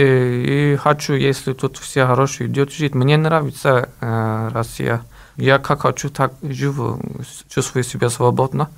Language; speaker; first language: Russian; non-native, learner; Turkish